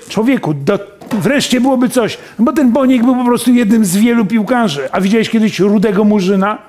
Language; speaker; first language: Polish; native; Polish